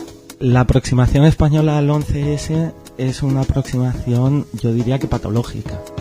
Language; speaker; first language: Spanish; native; Spanish